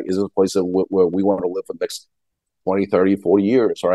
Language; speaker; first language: English; native; English